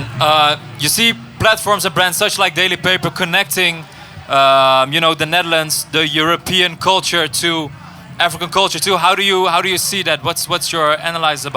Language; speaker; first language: English; non-native, fluent; Dutch